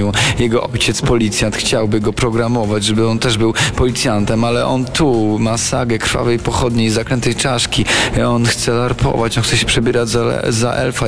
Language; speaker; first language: Polish; native; Polish